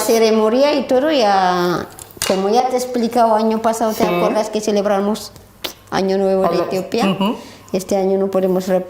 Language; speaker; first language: Spanish; non-native, learner; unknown